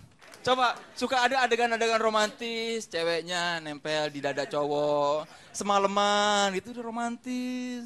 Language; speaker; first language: Indonesian; native; Indonesian